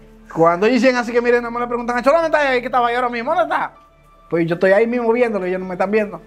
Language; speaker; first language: Spanish; native; Spanish